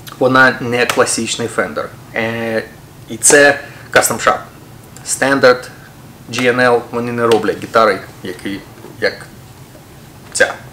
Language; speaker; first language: Ukrainian; non-native, local second language; Russian